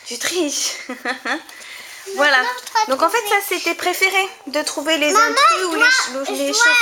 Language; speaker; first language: French; native; French